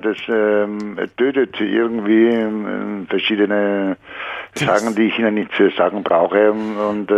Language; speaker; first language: German; non-native, fluent; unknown